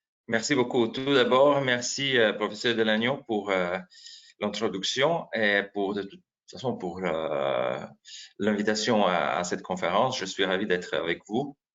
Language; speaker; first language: French; non-native, fluent; Slovenian